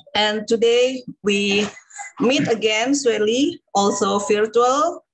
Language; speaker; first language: English; non-native, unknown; Indonesian